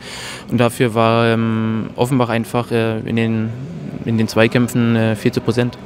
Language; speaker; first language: German; native; German